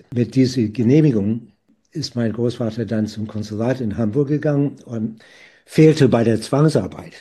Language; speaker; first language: German; non-native, fluent; English